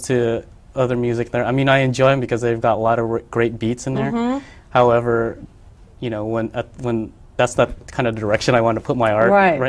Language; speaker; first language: English; early bilingual, other home language; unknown